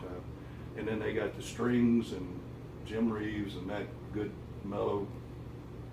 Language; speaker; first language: English; native; English